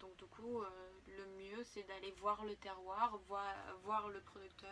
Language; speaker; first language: French; non-native, fluent; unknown